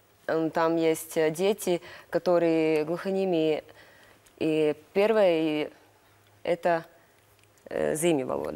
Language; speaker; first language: Russian; non-native, local second language; Latvian